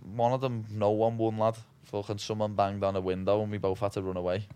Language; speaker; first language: English; native; English